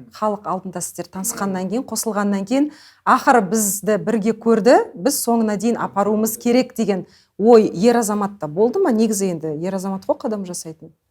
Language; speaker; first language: Kazakh; native; Kazakh